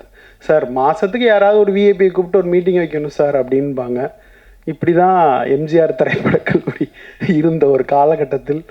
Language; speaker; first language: Tamil; native; Tamil